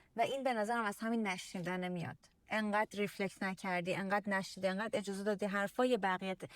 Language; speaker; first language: Persian; native; Persian